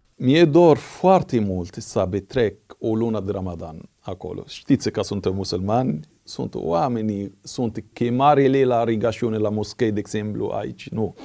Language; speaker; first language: Romanian; non-native, fluent; Arabic